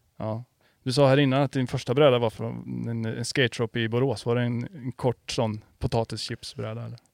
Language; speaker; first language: Swedish; native; Swedish